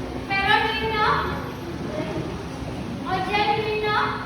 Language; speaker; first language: English; non-native, learner; Indonesian